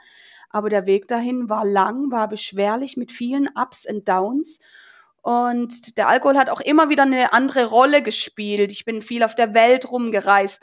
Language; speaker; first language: German; native; German